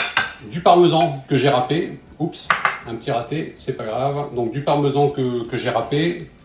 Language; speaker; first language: French; native; French